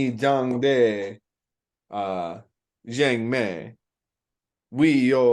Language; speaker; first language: Chinese; non-native, learner; English